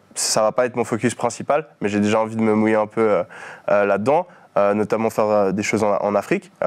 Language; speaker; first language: French; native; French